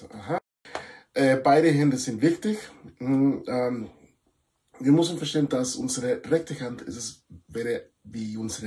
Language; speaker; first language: German; non-native, fluent; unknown